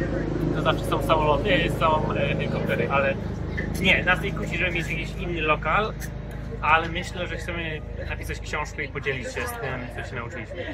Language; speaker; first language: Polish; early bilingual, heritage; English